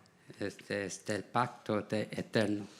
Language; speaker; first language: Spanish; non-native, learner; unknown